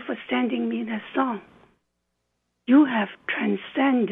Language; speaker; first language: English; non-native, local second language; Cantonese